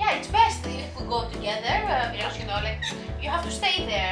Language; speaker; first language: English; non-native, learner; Indonesian